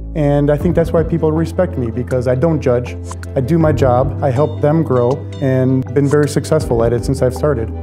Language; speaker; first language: English; native; English